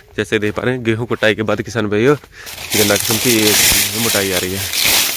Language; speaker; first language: Hindi; non-native, local second language; Punjabi